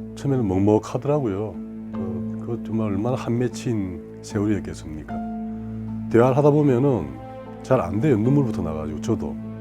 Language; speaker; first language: Korean; native; Korean